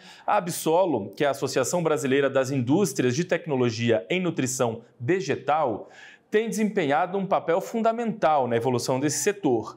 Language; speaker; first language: Portuguese; native; Portuguese